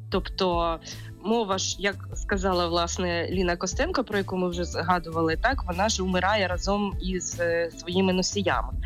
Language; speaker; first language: Ukrainian; native; Ukrainian